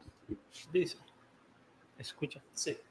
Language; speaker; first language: Spanish; non-native, learner; English